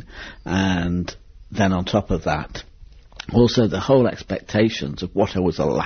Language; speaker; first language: English; native; English